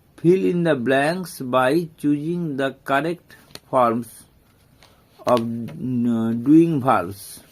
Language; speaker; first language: English; non-native, local second language; Bangla